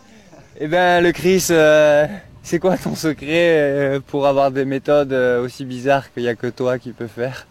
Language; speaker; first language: French; native; French